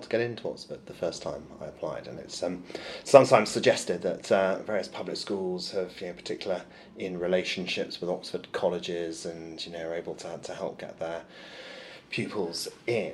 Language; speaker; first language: English; native; English